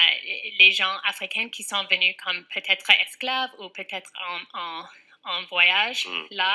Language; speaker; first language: French; non-native, fluent; English